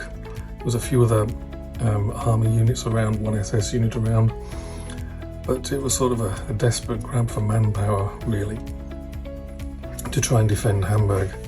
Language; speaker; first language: English; native; English